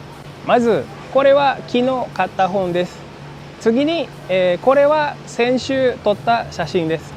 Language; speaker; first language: Japanese; non-native, fluent; Indonesian